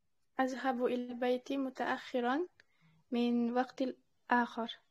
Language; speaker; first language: Arabic; non-native, learner; Uzbek